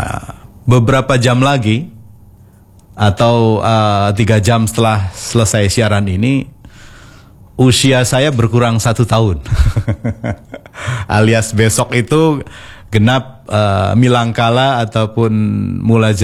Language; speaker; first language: Indonesian; non-native, local second language; Javanese